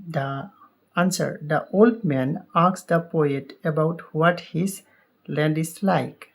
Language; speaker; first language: English; non-native, local second language; Assamese